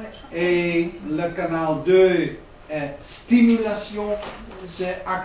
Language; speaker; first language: French; non-native, learner; Dutch